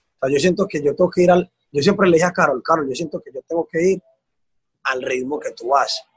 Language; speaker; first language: Spanish; native; Spanish